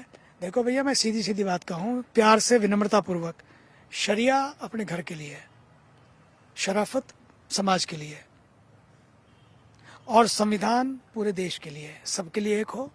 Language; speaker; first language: Hindi; native; Hindi